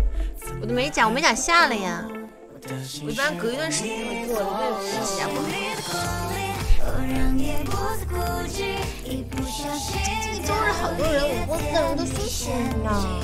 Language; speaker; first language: Chinese; native; Chinese